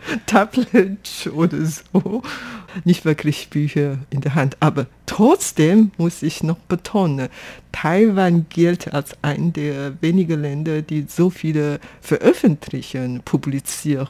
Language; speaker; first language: German; non-native, fluent; Chinese